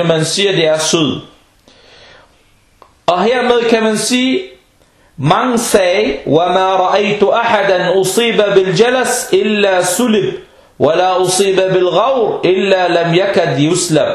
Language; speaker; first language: Danish; non-native, fluent; Arabic